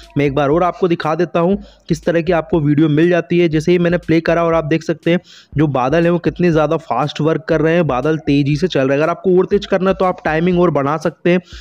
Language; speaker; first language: Hindi; native; Hindi